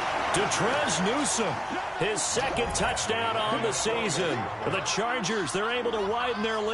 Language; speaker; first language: English; native; English